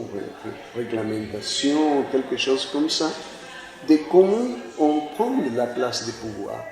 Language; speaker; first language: French; non-native, fluent; Spanish